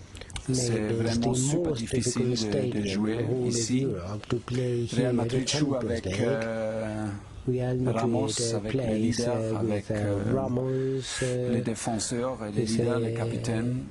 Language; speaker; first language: French; non-native, fluent; German